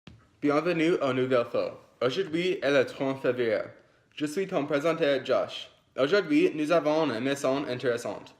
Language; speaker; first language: French; non-native, learner; English